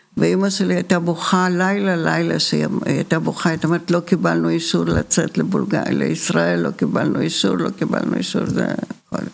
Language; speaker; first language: Hebrew; early bilingual, other home language; Bulgarian